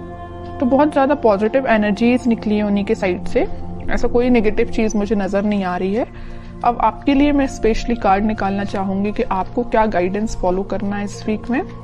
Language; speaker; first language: Hindi; native; Hindi